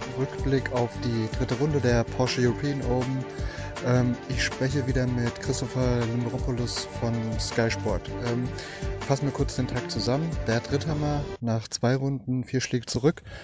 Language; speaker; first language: German; native; German